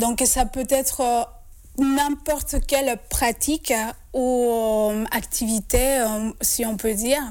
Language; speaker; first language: French; non-native, fluent; Spanish